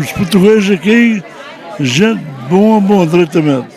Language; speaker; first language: Portuguese; early bilingual, heritage; Portuguese